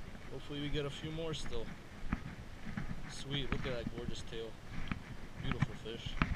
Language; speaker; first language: English; early bilingual, other home language; Polish